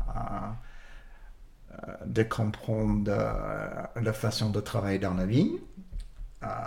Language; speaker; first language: French; non-native, learner; English